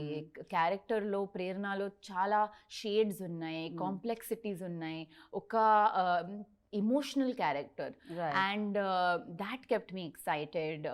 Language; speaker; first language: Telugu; non-native, local second language; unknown